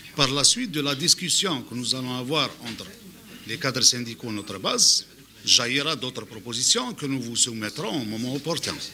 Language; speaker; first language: French; non-native, local second language; Arabic